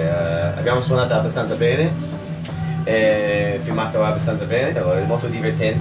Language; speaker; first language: Italian; non-native, learner; English